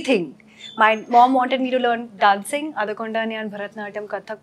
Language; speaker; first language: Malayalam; early bilingual, heritage; Malayalam